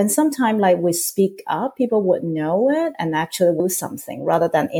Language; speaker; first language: English; non-native, local second language; Cantonese